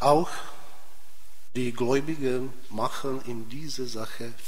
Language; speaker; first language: German; non-native, fluent; Polish